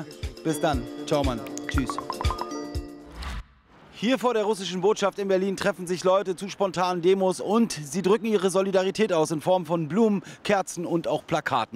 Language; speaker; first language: German; native; German